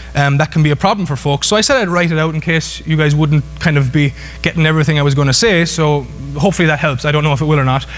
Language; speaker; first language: English; native; English